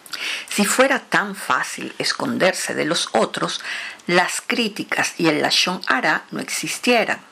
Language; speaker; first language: Spanish; native; Spanish